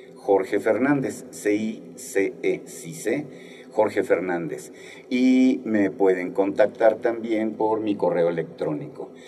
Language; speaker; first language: Spanish; native; Spanish